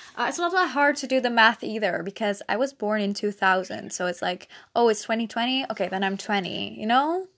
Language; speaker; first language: English; non-native, fluent; Dutch